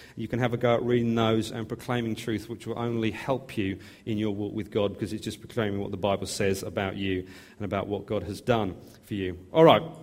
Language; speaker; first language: English; native; English